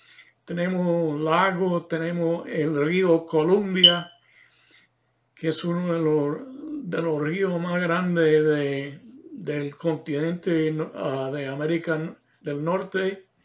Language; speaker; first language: Spanish; non-native, fluent; English